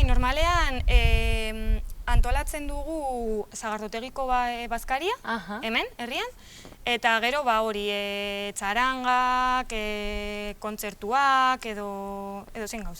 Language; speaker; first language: Basque; non-native, local second language; Spanish